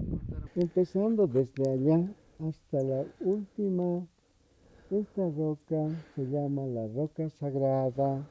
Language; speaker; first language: Spanish; native; Spanish